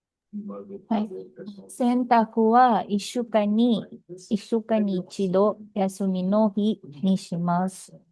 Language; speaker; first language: Japanese; non-native, learner; Filipino